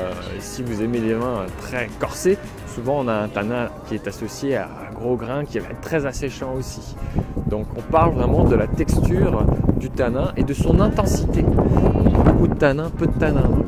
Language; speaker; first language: French; native; French